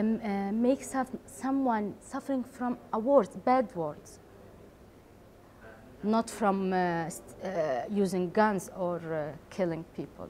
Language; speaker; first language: English; non-native, learner; Arabic